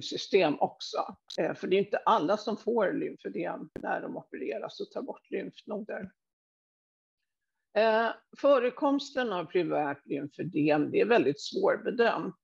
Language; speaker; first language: Swedish; native; Swedish